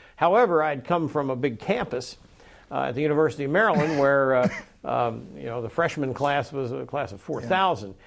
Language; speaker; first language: English; native; English